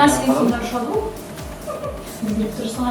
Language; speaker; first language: Russian; non-native, local second language; Tatar